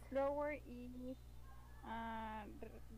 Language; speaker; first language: English; non-native, learner; Spanish